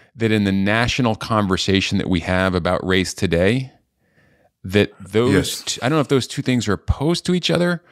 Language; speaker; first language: English; native; English